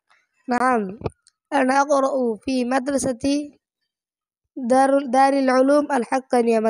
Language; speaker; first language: Arabic; non-native, learner; Bangla